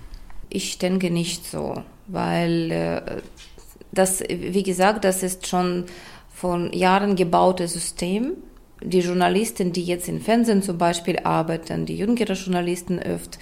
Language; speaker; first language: German; non-native, fluent; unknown